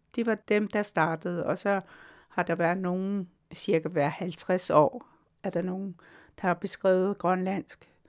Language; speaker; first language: Danish; non-native, local second language; Kalaallisut